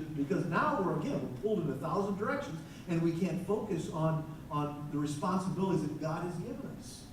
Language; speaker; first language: English; native; English